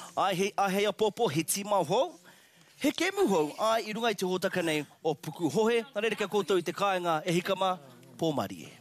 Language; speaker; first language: Māori; native; Māori